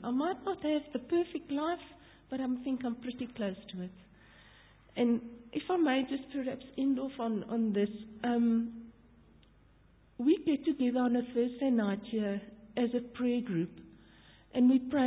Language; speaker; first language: English; native; English